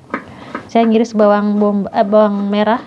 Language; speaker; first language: Indonesian; native; Indonesian